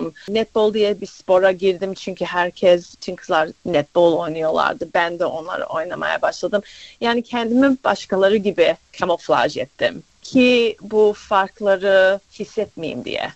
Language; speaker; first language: Turkish; early bilingual, other home language; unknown